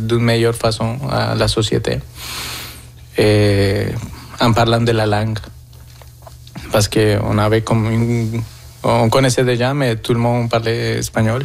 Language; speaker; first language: French; non-native, fluent; Spanish